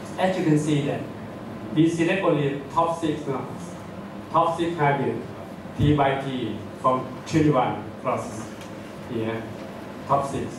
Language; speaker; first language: English; non-native, fluent; Thai